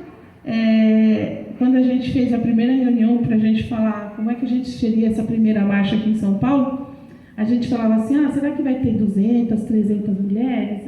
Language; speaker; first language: Portuguese; native; Portuguese